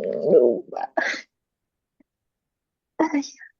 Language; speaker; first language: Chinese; non-native, learner; Indonesian